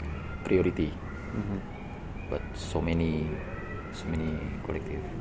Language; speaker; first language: English; non-native, learner; Indonesian